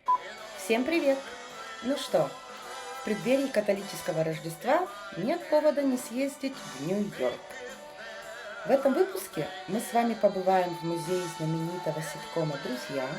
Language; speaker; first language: Russian; native; Russian